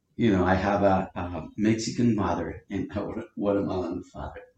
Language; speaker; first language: English; non-native, fluent; Spanish